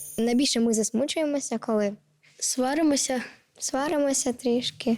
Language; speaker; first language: Ukrainian; native; Ukrainian